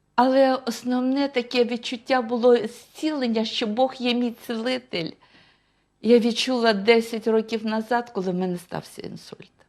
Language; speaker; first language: Ukrainian; non-native, fluent; Russian